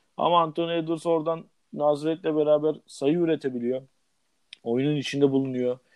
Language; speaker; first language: Turkish; native; Turkish